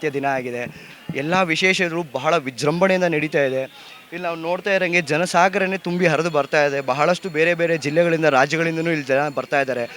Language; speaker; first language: Kannada; native; Kannada